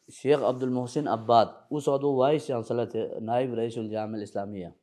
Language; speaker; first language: Urdu; early bilingual, other home language; Balti